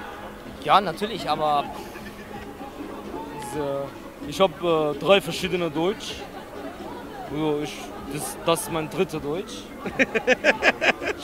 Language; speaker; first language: German; non-native, learner; Turkish